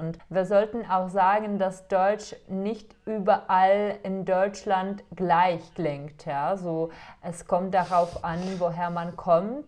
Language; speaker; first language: German; non-native, fluent; Czech